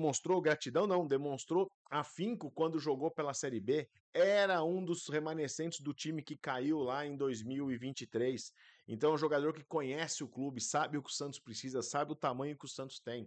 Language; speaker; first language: Portuguese; native; Portuguese